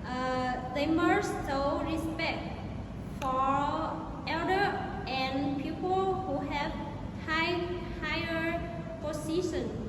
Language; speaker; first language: English; non-native, learner; Vietnamese